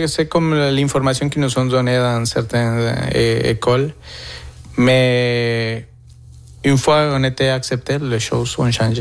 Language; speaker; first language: French; non-native, fluent; Spanish